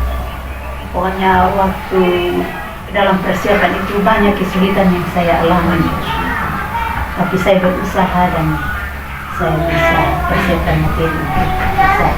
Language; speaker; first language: Indonesian; non-native, local second language; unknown